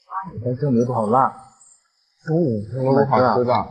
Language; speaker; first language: Chinese; native; Chinese